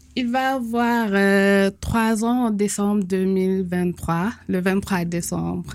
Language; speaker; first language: French; non-native, local second language; Wolof